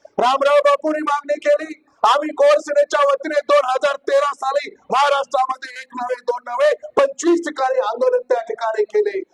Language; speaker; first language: Marathi; non-native, local second language; Lambadi